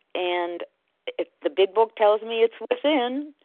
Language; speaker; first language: English; native; English